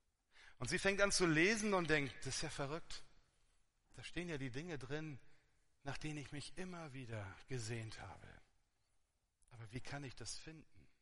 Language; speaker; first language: German; native; German